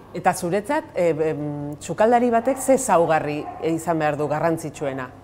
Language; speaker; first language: Basque; native; Basque